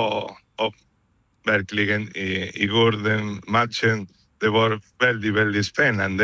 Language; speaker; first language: Swedish; non-native, fluent; Spanish